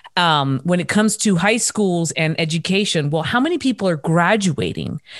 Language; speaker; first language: English; native; English